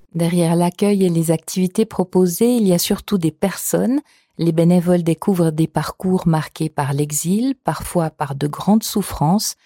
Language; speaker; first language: French; native; French